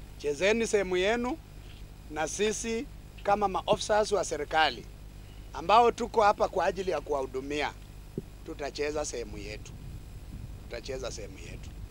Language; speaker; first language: Swahili; non-native, local second language; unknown